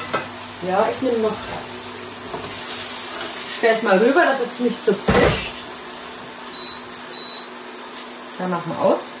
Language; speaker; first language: German; native; German